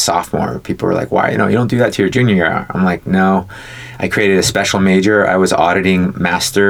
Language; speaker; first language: English; native; English